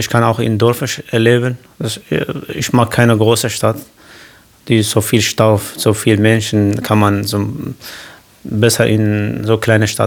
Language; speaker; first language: German; non-native, local second language; Kurdish